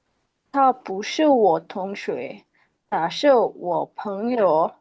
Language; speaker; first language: Chinese; non-native, learner; Indonesian